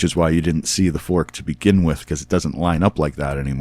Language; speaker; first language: English; native; English